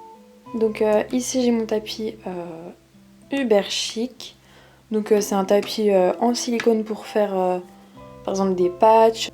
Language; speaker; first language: French; native; French